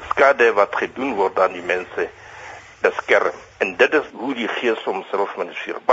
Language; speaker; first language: Afrikaans; non-native, local second language; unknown